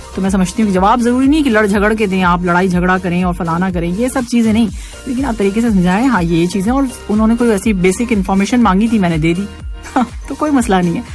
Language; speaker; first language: Urdu; native; Urdu